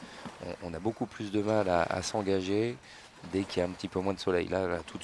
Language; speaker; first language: French; native; French